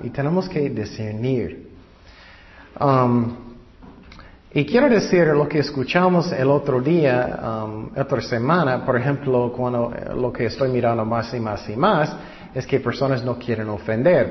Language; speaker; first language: Spanish; non-native, fluent; English